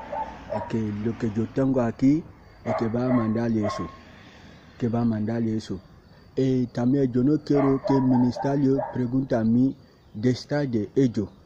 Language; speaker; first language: Spanish; non-native, learner; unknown